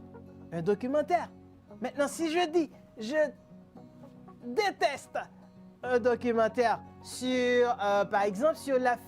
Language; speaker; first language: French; non-native, fluent; Spanish